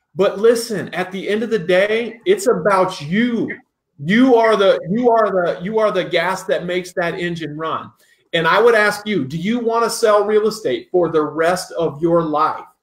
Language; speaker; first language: English; native; English